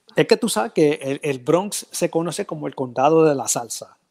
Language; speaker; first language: Spanish; early bilingual, heritage; Spanish